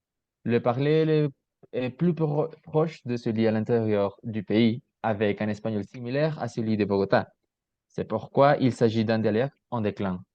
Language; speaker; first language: French; non-native, learner; Spanish